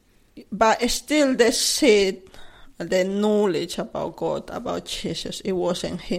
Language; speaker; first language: English; non-native, learner; Spanish